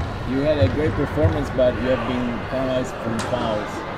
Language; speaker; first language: English; non-native, learner; Italian